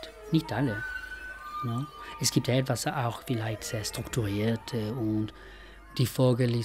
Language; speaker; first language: German; non-native, fluent; Spanish